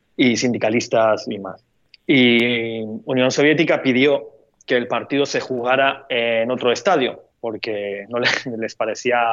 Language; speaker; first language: Spanish; non-native, fluent; Turkish